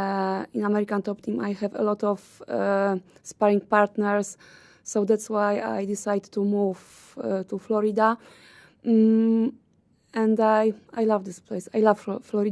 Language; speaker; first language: English; non-native, learner; Polish